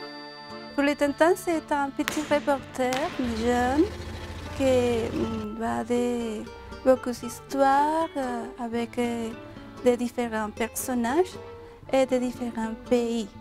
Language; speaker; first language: French; non-native, learner; Spanish